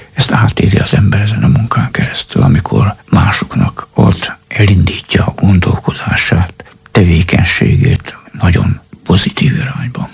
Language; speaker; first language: Hungarian; native; Hungarian